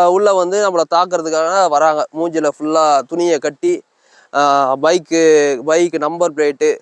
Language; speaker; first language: Tamil; native; Tamil